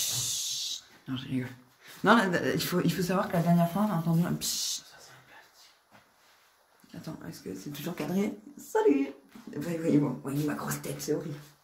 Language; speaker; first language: French; native; French